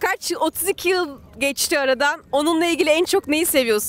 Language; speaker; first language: Turkish; native; Turkish